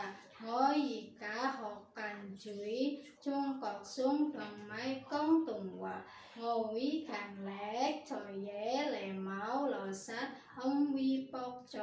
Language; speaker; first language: Cantonese; non-native, learner; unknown